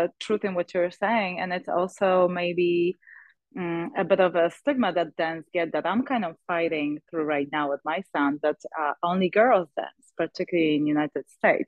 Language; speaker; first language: English; non-native, fluent; Polish